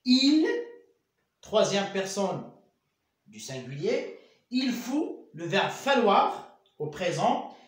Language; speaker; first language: French; non-native, local second language; Arabic